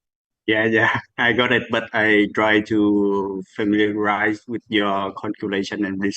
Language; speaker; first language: English; non-native, learner; Vietnamese